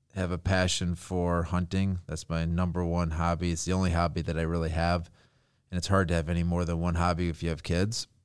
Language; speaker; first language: English; native; English